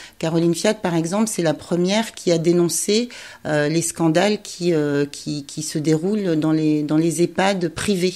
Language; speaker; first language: French; native; French